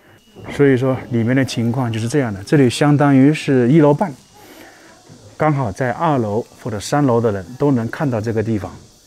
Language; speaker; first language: Chinese; native; Chinese